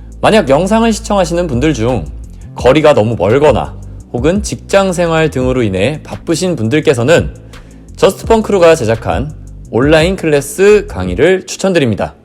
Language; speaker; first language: Korean; native; Korean